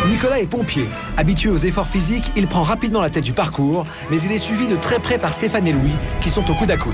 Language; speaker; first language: French; native; French